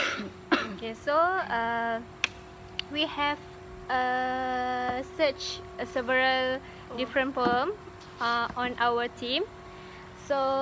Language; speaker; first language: English; non-native, learner; Malay